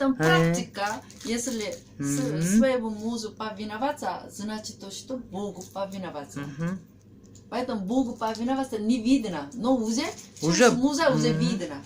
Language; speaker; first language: Russian; non-native, learner; Korean